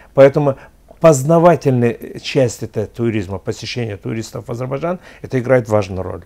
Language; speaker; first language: Russian; non-native, local second language; Azerbaijani